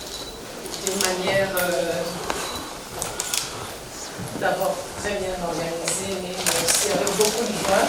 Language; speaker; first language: French; non-native, local second language; Kinyarwanda